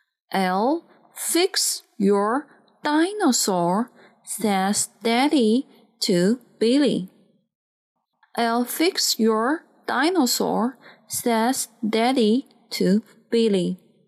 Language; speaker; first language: English; non-native, fluent; Chinese